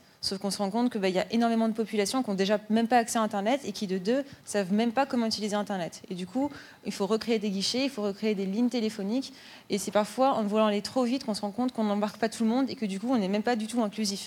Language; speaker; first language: French; native; French